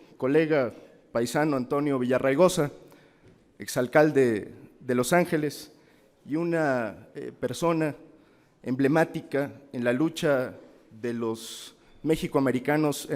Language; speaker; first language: Spanish; native; Spanish